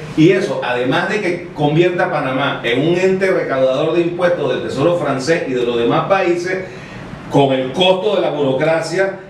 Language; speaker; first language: Spanish; native; Spanish